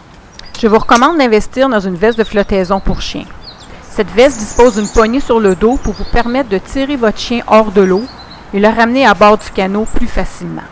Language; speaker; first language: French; native; French